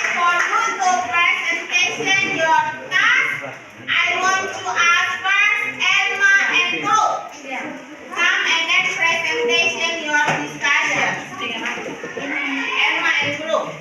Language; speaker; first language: English; non-native, learner; Indonesian